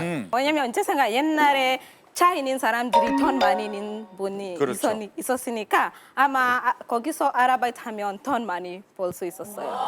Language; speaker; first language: Korean; non-native, learner; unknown